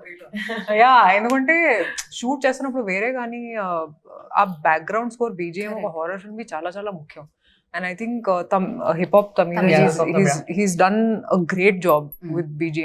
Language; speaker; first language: Telugu; non-native, fluent; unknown